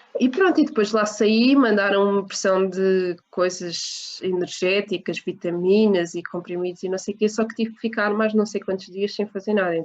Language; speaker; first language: Portuguese; native; Portuguese